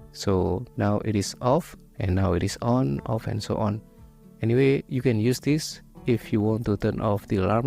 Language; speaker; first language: English; non-native, fluent; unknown